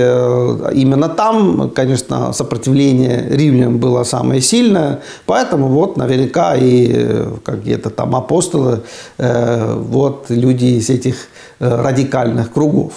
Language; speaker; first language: Russian; non-native, fluent; Estonian